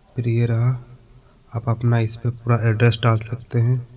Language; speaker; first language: Hindi; native; Hindi